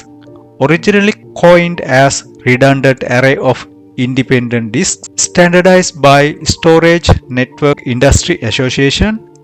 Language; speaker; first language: English; non-native, fluent; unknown